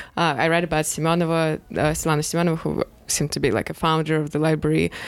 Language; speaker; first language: English; non-native, fluent; Russian